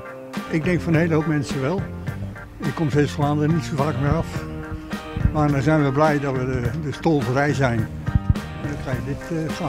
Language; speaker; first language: Dutch; native; Dutch